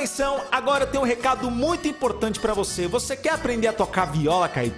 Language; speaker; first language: Portuguese; native; Portuguese